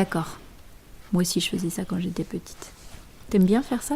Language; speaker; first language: French; native; French